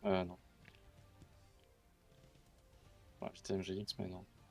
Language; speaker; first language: French; native; French